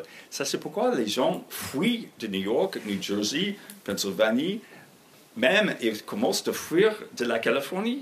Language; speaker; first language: French; non-native, fluent; English